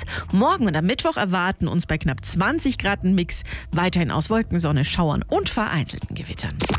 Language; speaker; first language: German; native; German